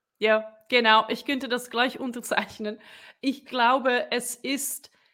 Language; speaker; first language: German; non-native, fluent; Czech